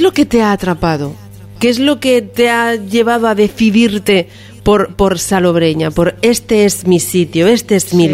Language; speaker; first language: Spanish; native; Spanish